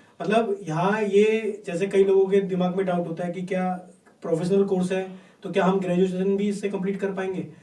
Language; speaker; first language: Hindi; native; Hindi